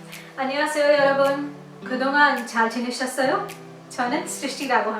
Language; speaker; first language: Korean; non-native, learner; Hindi